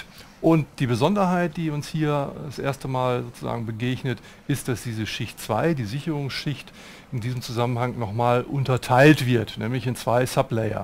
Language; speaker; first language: German; native; German